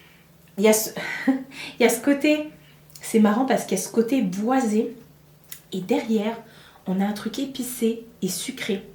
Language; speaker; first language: French; native; French